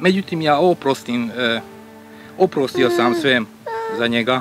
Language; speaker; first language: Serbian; non-native, local second language; Hungarian